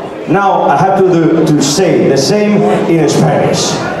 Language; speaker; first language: English; non-native, fluent; Spanish